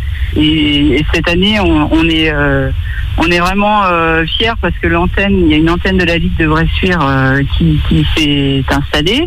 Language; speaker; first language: French; native; French